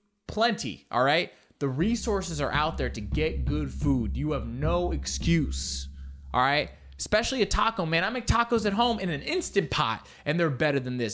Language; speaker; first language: English; early bilingual, other home language; Spanish